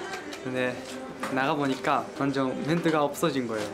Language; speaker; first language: Korean; non-native, fluent; Japanese